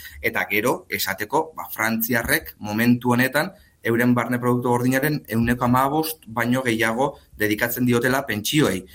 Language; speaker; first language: Basque; native; Basque